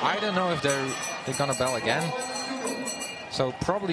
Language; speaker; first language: English; non-native, fluent; Dutch